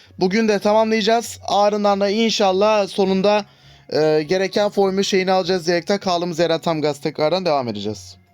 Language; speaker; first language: Turkish; native; Turkish